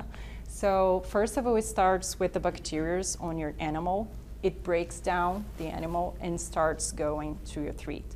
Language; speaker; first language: English; non-native, fluent; Portuguese